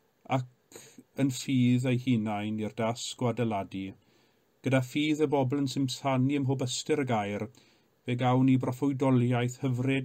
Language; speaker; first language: Welsh; native; Welsh